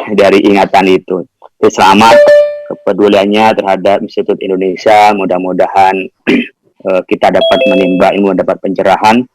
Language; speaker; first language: Indonesian; non-native, local second language; Madurese